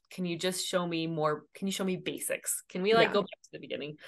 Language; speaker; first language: English; native; English